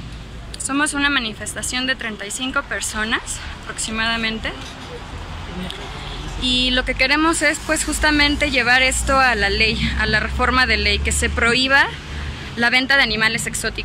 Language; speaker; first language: Spanish; native; Spanish